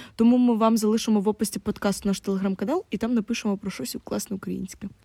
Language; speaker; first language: Ukrainian; non-native, local second language; Russian